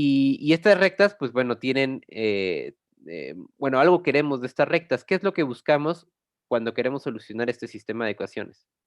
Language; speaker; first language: Spanish; native; Spanish